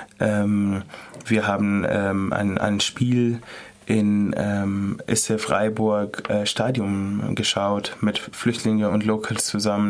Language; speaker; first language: German; non-native, fluent; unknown